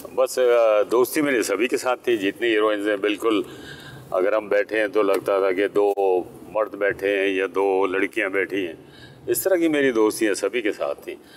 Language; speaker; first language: Urdu; native; Urdu